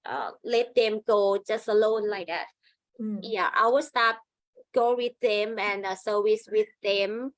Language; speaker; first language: English; non-native, learner; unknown